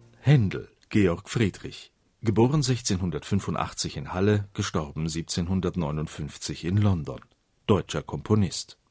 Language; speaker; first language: German; native; German